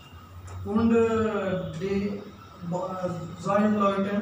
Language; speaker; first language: German; non-native, learner; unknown